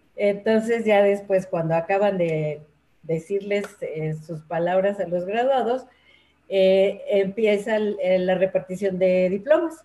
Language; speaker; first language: Spanish; native; Spanish